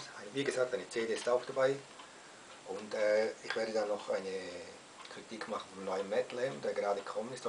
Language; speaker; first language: German; native; German